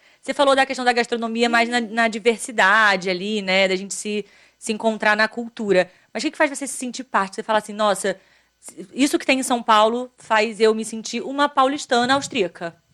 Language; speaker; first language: Portuguese; native; Portuguese